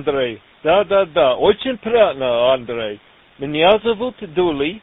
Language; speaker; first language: Russian; non-native, learner; English